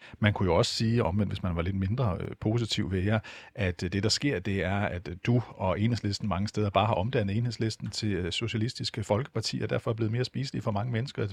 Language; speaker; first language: Danish; native; Danish